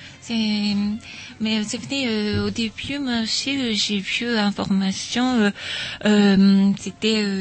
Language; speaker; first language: French; non-native, learner; Japanese